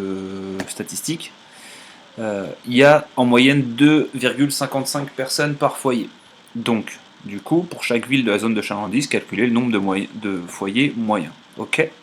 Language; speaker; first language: French; native; French